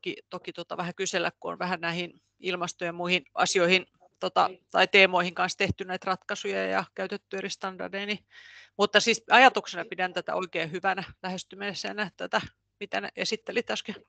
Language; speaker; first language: Finnish; native; Finnish